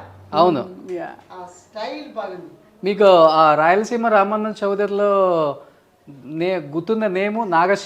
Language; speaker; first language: Telugu; native; Telugu